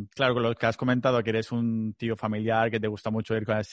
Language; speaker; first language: Spanish; non-native, local second language; Catalan